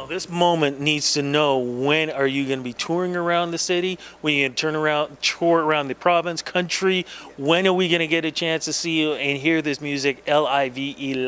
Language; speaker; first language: English; native; English